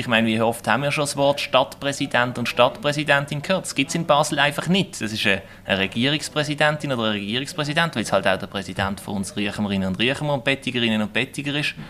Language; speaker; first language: German; native; German